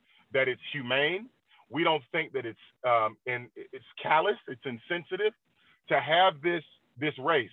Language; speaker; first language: English; native; English